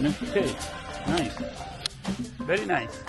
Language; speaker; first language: English; non-native, learner; Spanish